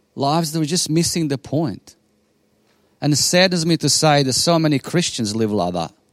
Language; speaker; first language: English; non-native, fluent; Bosnian